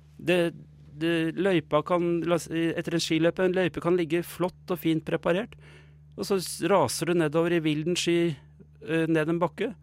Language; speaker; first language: Norwegian; native; Norwegian